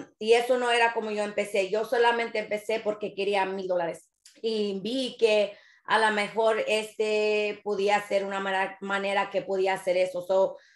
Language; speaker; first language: Spanish; early bilingual, heritage; Spanish